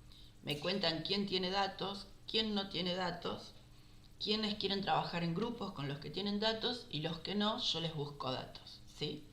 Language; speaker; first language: Spanish; native; Spanish